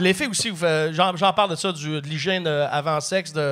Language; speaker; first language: French; native; French